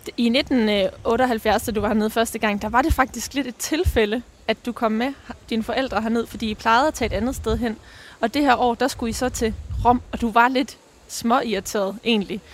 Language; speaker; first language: Danish; native; Danish